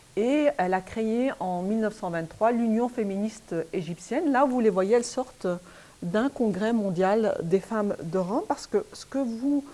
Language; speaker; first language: French; native; French